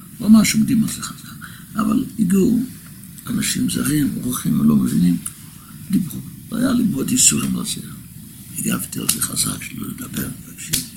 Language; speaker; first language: Hebrew; non-native, local second language; Yiddish